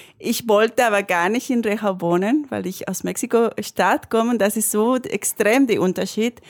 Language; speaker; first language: German; non-native, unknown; Spanish